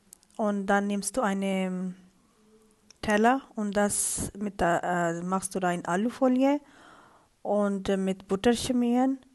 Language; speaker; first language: German; non-native, learner; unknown